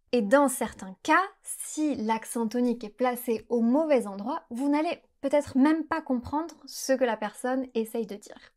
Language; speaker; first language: French; native; French